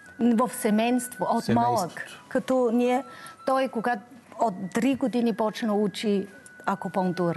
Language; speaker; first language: Bulgarian; non-native, learner; Chinese